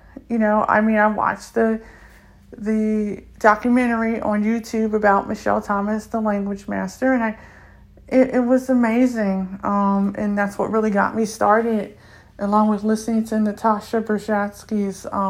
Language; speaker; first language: English; native; English